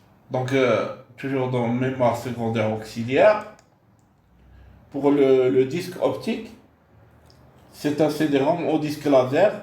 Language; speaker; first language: French; non-native, local second language; Arabic